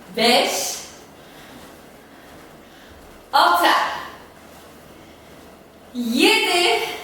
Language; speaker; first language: Turkish; non-native, fluent; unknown